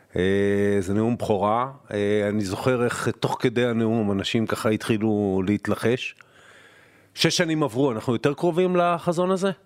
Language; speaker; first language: Hebrew; native; Hebrew